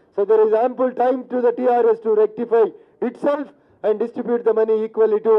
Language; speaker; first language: English; non-native, local second language; Telugu